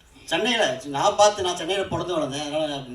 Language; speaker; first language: Tamil; native; Tamil